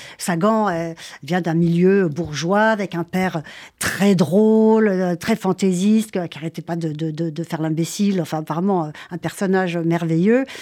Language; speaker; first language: French; native; French